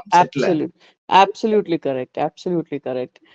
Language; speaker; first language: Tamil; non-native, learner; Gujarati